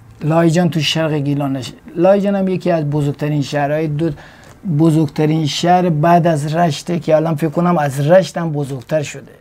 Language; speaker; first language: Persian; non-native, local second language; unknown